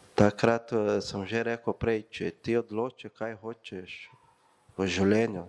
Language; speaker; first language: Slovenian; non-native, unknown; Portuguese